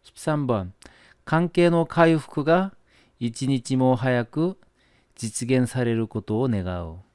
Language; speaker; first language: Japanese; non-native, fluent; Korean